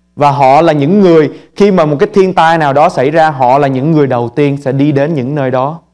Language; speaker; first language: Vietnamese; early bilingual, heritage; Vietnamese